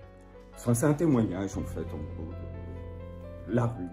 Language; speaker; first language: French; native; French